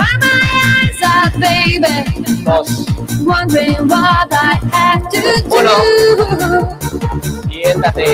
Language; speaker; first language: Spanish; native; Spanish